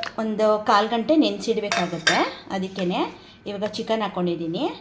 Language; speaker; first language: Kannada; native; Kannada